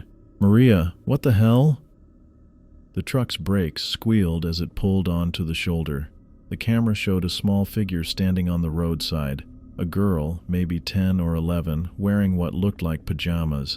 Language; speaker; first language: English; native; English